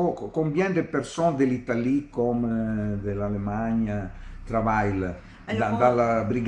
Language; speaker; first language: French; non-native, learner; Italian